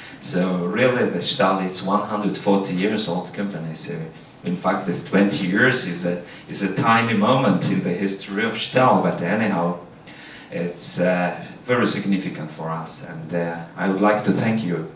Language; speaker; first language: English; non-native, fluent; Polish